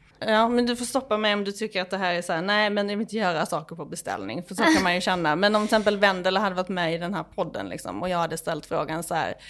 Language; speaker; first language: Swedish; native; Swedish